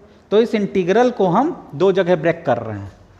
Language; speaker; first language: Hindi; native; Hindi